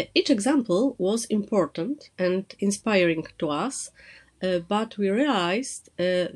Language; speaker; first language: English; non-native, fluent; Polish